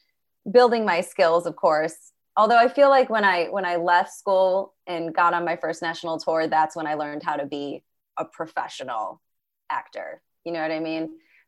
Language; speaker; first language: English; native; English